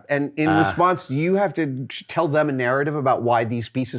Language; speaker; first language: English; native; English